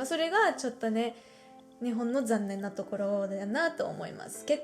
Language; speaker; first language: Japanese; non-native, fluent; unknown